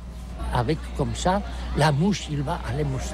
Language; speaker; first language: French; non-native, learner; Catalan